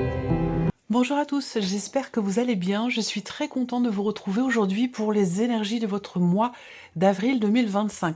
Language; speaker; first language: French; native; French